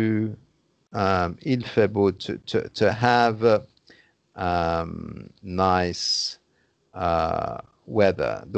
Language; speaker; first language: French; native; French